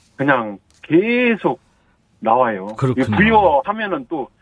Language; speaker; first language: Korean; native; Korean